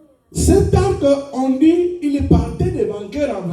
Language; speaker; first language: French; non-native, local second language; Lingala